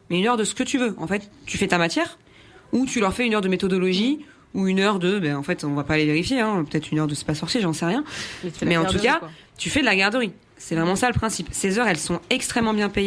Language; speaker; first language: French; native; French